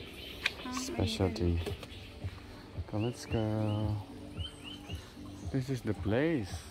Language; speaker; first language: English; non-native, local second language; Cebuano